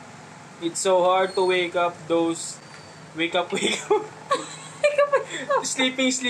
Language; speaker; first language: English; non-native, learner; Filipino